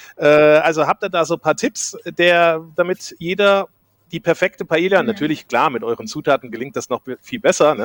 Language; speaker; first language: German; native; German